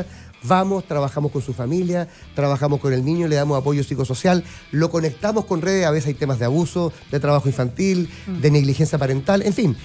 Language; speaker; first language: Spanish; native; Spanish